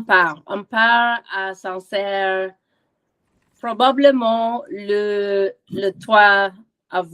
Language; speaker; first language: French; non-native, learner; English